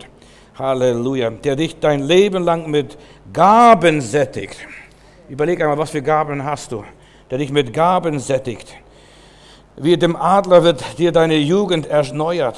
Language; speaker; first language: German; native; German